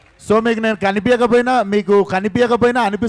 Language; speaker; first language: Telugu; native; Telugu